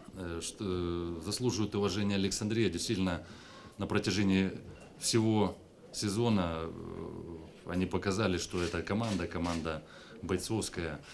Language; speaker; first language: Russian; native; Russian